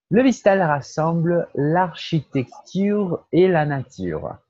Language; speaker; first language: French; non-native, fluent; Portuguese